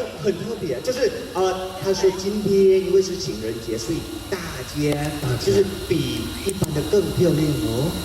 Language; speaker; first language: Chinese; non-native, fluent; Thai